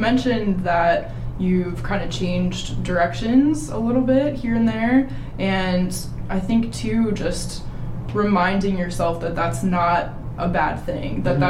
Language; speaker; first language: English; native; English